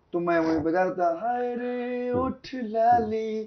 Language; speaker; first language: Hindi; native; Hindi